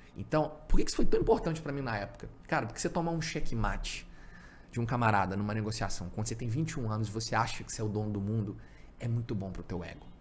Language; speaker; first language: Portuguese; native; Portuguese